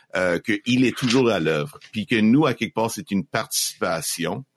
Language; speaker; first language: French; native; French